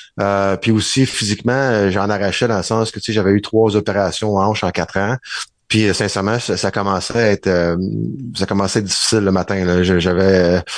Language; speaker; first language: French; native; French